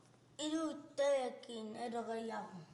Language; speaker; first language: Basque; non-native, local second language; Spanish